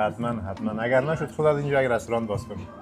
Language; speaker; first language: Persian; native; Persian